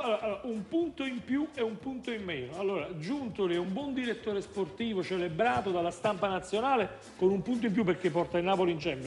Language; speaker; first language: Italian; native; Italian